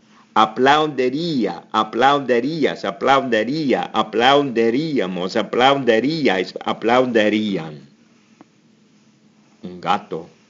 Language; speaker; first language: Spanish; non-native, fluent; English